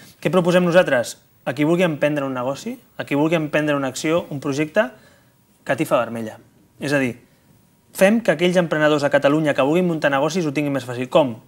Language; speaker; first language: Catalan; non-native, local second language; Spanish